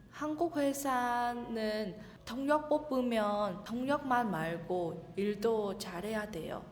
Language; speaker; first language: Korean; non-native, learner; Vietnamese